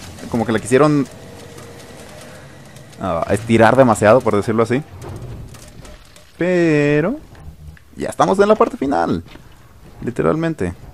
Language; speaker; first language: Spanish; native; Spanish